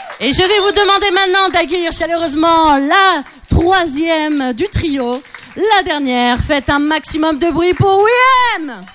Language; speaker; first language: French; native; French